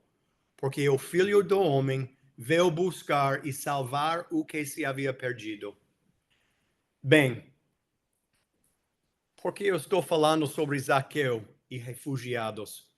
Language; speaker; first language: Portuguese; non-native, fluent; English